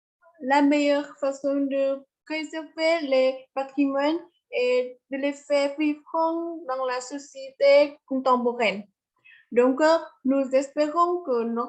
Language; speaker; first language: French; non-native, learner; Vietnamese